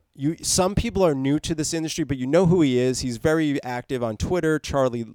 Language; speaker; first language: English; native; English